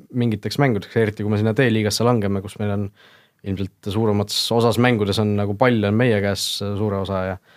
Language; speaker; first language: Estonian; native; Estonian